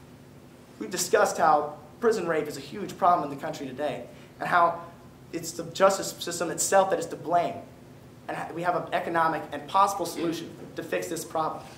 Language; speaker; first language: English; native; English